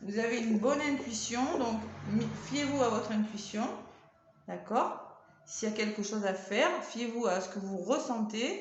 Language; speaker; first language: French; native; French